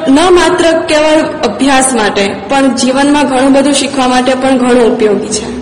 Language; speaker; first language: Gujarati; non-native, local second language; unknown